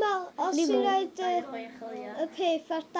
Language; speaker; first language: Welsh; native; Welsh